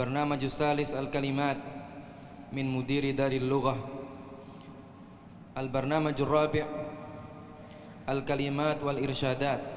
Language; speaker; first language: Arabic; non-native, fluent; Indonesian